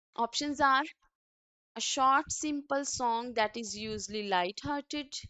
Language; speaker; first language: English; non-native, local second language; Punjabi